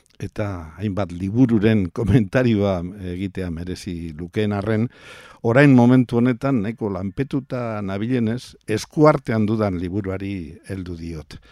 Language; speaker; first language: Basque; native; Basque